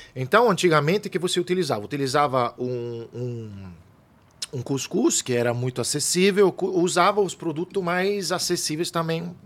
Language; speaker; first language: Portuguese; non-native, fluent; Italian